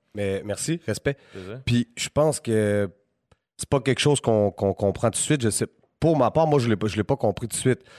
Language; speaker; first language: French; native; French